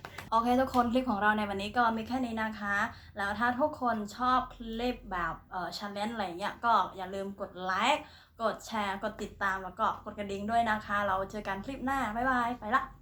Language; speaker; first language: Thai; non-native, fluent; Khmer